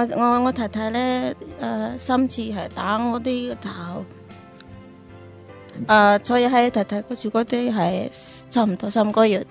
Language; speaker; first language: Chinese; non-native, learner; Indonesian